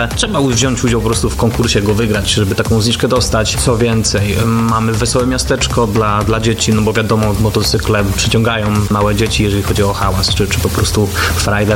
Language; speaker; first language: Polish; native; Polish